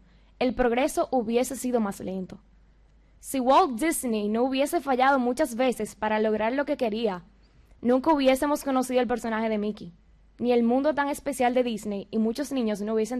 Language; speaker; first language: Spanish; early bilingual, heritage; Spanish